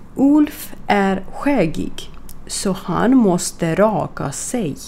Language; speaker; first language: Swedish; non-native, fluent; Ukrainian